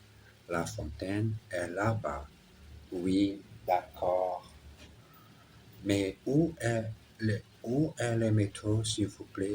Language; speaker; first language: French; non-native, learner; Portuguese